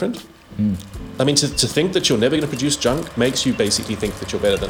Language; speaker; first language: English; native; English